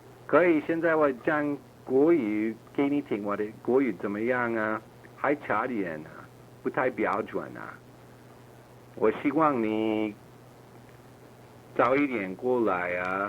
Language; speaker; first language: Chinese; non-native, learner; English